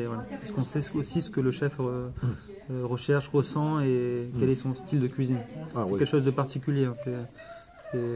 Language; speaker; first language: French; native; French